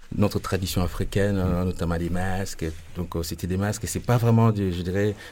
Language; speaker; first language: French; non-native, local second language; Lingala